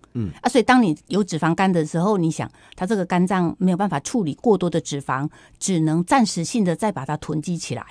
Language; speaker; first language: Chinese; native; Chinese